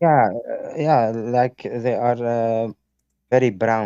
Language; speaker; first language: English; non-native, fluent; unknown